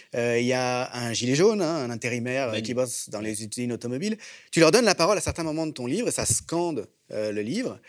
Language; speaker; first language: French; native; French